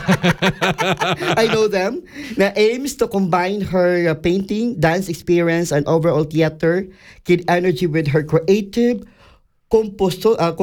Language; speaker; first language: English; non-native, local second language; Cebuano